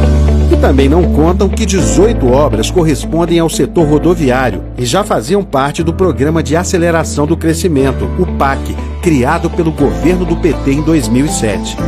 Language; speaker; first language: Portuguese; native; Portuguese